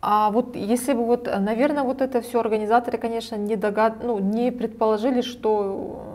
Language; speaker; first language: Russian; non-native, local second language; Kazakh